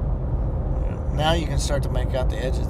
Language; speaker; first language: English; native; English